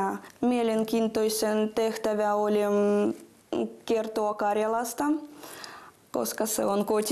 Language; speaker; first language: Finnish; non-native, fluent; Russian